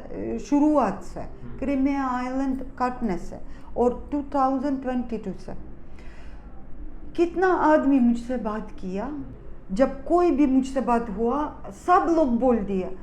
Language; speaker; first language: Hindi; non-native, fluent; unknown